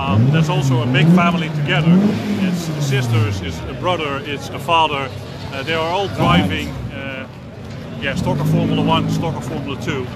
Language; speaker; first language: English; non-native, fluent; Dutch